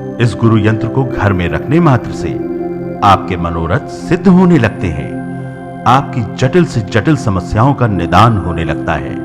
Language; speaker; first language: Hindi; native; Hindi